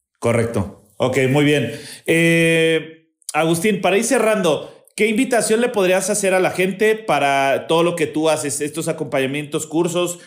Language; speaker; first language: Spanish; native; Spanish